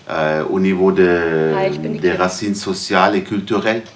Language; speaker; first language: French; non-native, fluent; German